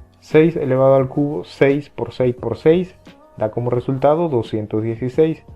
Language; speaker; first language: Spanish; native; Spanish